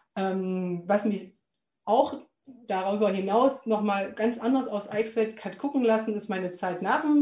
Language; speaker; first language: German; native; German